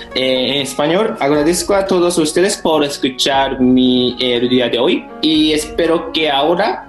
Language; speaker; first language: Spanish; non-native, fluent; Japanese